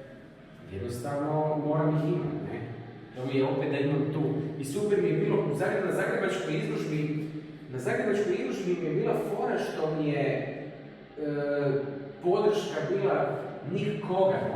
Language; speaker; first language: Croatian; native; Croatian